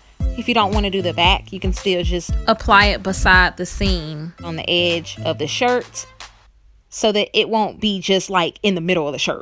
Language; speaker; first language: English; native; English